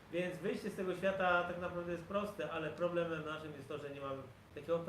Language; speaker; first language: Polish; native; Polish